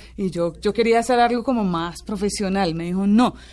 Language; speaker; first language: Spanish; native; Spanish